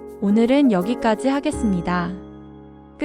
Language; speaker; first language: Korean; non-native, fluent; Japanese